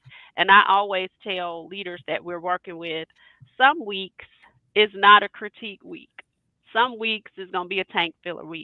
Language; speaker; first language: English; native; English